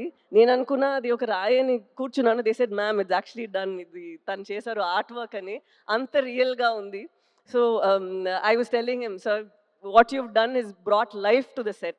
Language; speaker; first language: Telugu; non-native, fluent; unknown